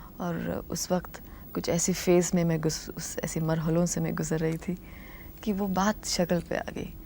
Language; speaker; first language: Hindi; non-native, local second language; Tamil